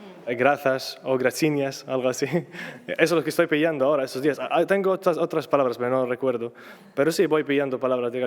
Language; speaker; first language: Spanish; non-native, fluent; Arabic